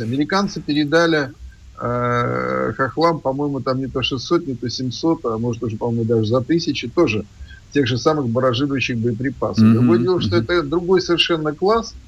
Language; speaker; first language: Russian; native; Russian